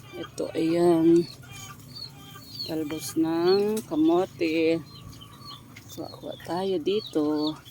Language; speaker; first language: Filipino; non-native, local second language; Iloko